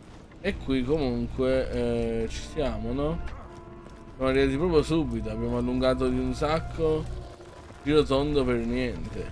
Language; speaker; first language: Italian; native; Italian